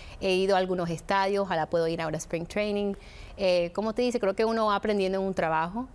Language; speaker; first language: Spanish; early bilingual, heritage; Spanish